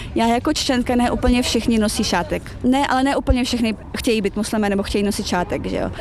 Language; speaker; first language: Czech; early bilingual, other home language; Chechen